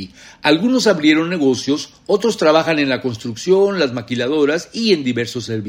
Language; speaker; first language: Spanish; native; Spanish